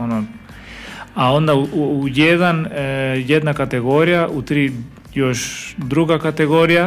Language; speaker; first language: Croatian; non-native, fluent; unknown